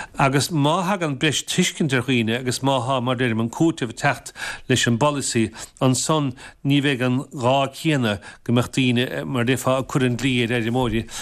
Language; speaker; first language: Irish; native; Irish